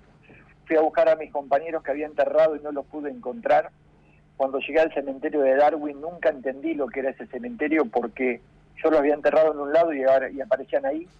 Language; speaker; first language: Spanish; native; Spanish